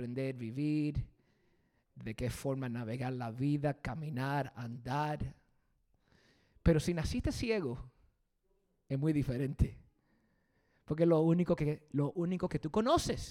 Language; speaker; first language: Spanish; early bilingual, heritage; Spanish